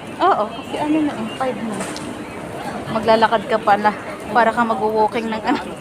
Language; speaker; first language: Filipino; native; Filipino